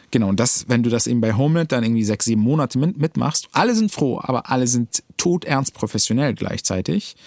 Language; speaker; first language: German; early bilingual, other home language; Arabic